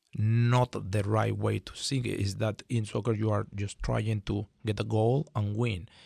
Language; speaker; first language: English; non-native, fluent; Spanish